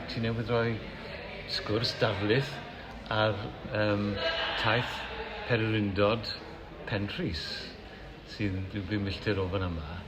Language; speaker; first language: Welsh; native; Welsh